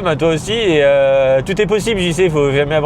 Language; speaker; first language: French; native; French